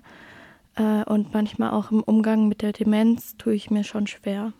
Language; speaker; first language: German; native; German